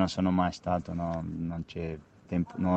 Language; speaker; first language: Italian; non-native, fluent; Portuguese